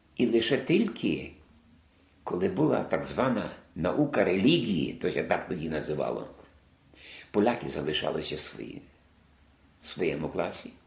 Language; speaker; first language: Ukrainian; non-native, local second language; Polish